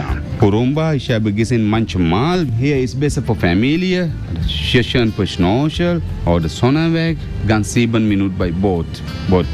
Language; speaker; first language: German; non-native, learner; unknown